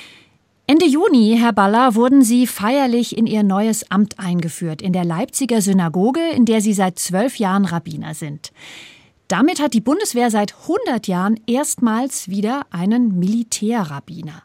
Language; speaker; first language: German; native; German